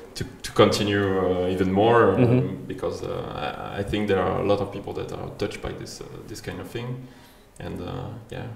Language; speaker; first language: English; non-native, fluent; French